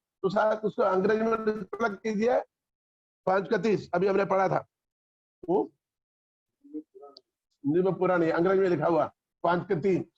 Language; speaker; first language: Hindi; non-native, local second language; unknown